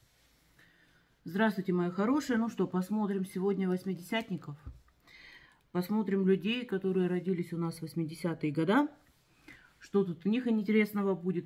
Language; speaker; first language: Russian; native; Russian